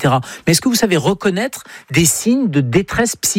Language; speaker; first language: French; native; French